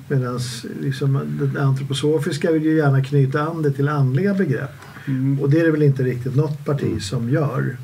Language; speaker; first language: Swedish; native; Swedish